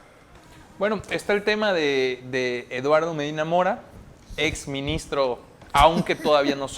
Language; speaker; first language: Spanish; native; Spanish